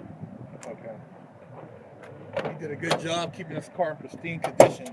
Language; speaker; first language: English; native; English